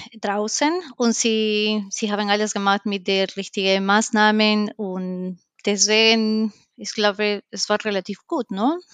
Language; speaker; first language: German; non-native, learner; Spanish